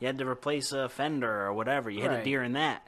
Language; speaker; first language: English; native; English